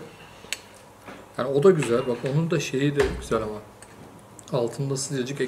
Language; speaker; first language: Turkish; native; Turkish